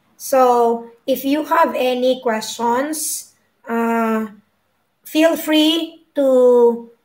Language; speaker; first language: English; non-native, local second language; Filipino